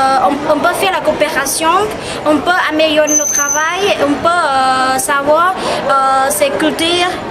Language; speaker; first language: French; non-native, learner; Khmer